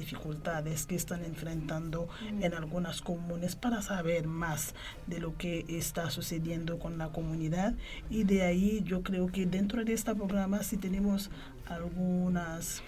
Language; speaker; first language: Spanish; non-native, fluent; Haitian Creole